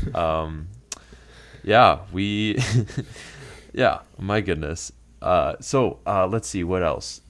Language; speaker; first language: English; native; English